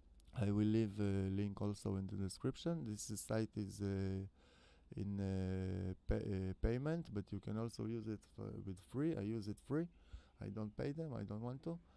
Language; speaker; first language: English; non-native, fluent; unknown